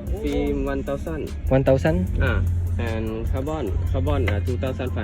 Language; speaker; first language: English; non-native, learner; Thai